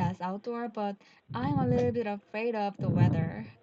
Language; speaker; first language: English; non-native, learner; Korean